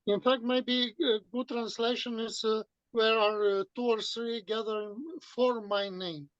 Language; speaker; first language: English; non-native, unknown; Romanian